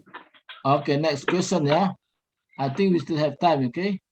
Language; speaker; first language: English; non-native, learner; Indonesian